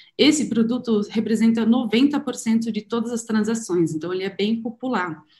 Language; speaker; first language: Portuguese; non-native, fluent; German